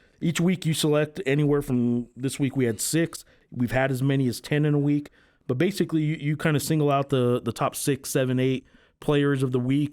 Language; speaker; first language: English; native; English